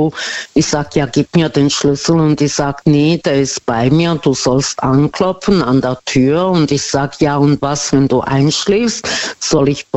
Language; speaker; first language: German; non-native, fluent; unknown